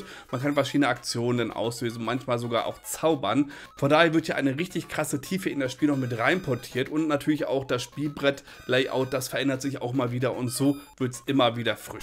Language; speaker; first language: German; native; German